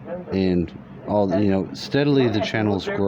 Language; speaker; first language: English; native; English